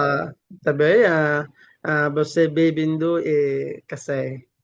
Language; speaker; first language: Portuguese; non-native, learner; Bangla